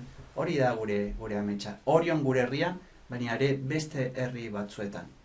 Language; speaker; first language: Basque; non-native, fluent; Spanish